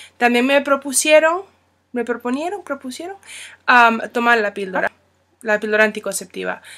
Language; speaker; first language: Spanish; non-native, fluent; English